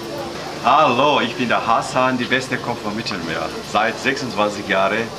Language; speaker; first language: German; non-native, learner; Turkish